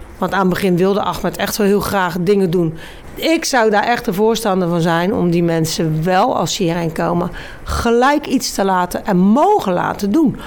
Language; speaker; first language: Dutch; native; Dutch